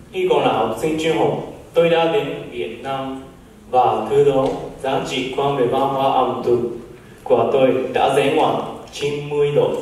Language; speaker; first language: Vietnamese; non-native, learner; Japanese